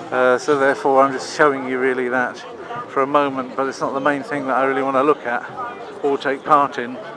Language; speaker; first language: English; native; English